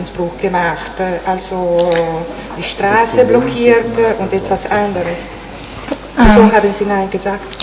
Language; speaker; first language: German; non-native, fluent; Italian